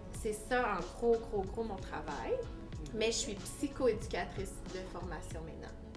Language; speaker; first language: French; native; French